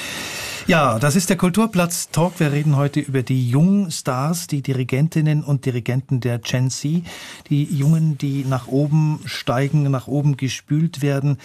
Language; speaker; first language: German; native; German